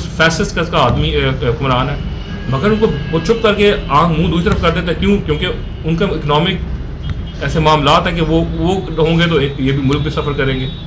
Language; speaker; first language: Urdu; non-native, local second language; Punjabi